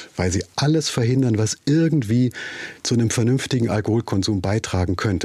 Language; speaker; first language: German; native; German